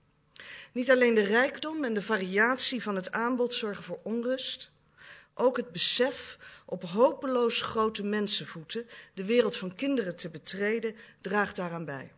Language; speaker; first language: Dutch; native; Dutch